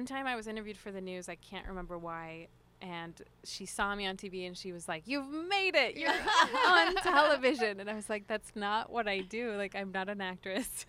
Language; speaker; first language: English; early bilingual, other home language; Spanish